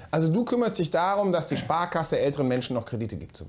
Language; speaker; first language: German; native; German